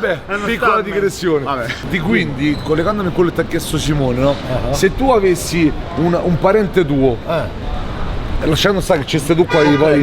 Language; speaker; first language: Italian; native; Italian